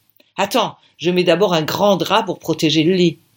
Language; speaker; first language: French; native; French